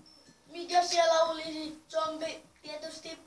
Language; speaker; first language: Finnish; native; Finnish